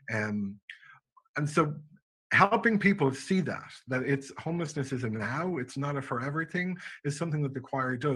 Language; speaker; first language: English; native; English